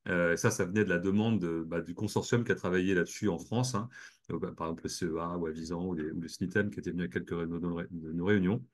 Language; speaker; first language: French; native; French